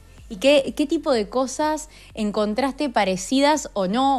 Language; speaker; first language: Spanish; native; Spanish